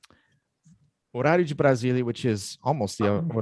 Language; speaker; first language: Portuguese; non-native, fluent; English